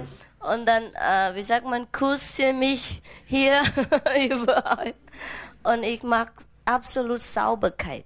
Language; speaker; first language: German; non-native, fluent; Vietnamese